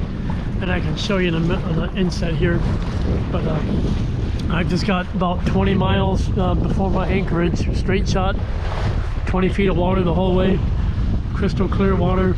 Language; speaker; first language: English; native; English